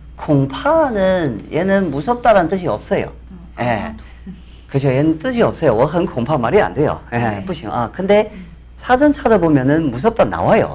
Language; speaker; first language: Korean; non-native, fluent; Chinese